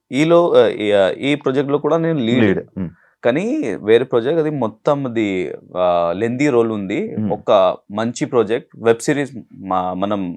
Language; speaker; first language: Telugu; non-native, learner; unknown